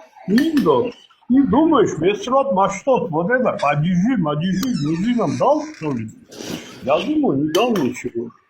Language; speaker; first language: Russian; non-native, local second language; Armenian